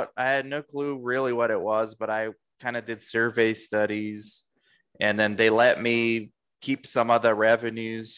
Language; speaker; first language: English; native; English